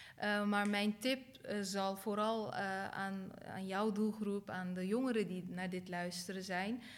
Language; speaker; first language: Dutch; early bilingual, other home language; Turkish